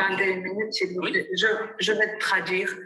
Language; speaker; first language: French; non-native, fluent; Armenian